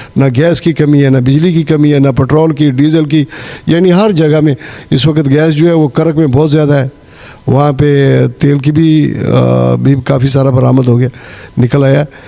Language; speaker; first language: Urdu; non-native, local second language; Pashto